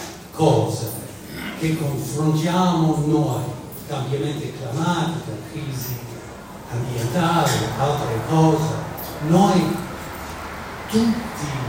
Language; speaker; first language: Italian; non-native, fluent; English